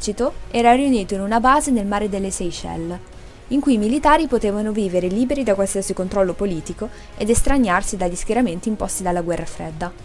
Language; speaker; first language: Italian; native; Italian